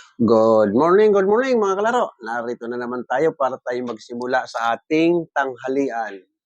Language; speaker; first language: Filipino; non-native, local second language; Bikol